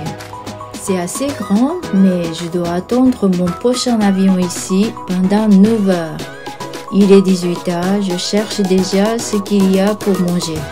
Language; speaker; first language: French; non-native, fluent; Japanese